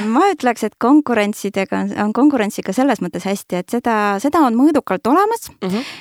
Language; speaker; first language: Estonian; non-native, local second language; Russian